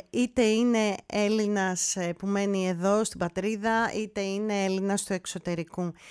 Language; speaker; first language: Greek; native; Greek